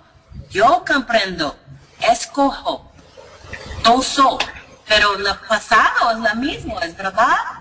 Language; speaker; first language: Spanish; non-native, learner; English